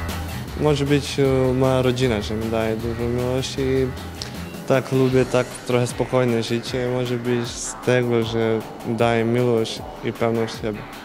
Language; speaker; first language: Polish; non-native, learner; Bosnian